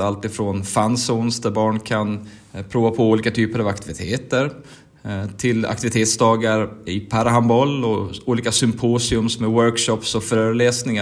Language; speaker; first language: Swedish; native; Swedish